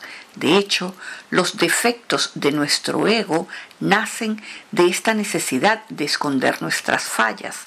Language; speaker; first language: Spanish; native; Spanish